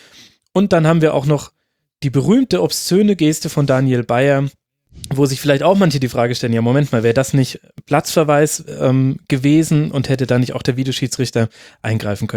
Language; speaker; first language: German; native; German